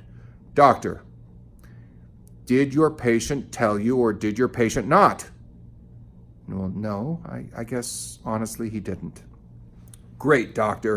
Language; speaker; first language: English; native; English